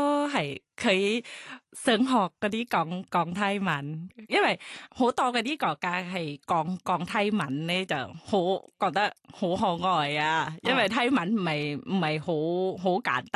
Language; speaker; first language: Chinese; non-native, fluent; Thai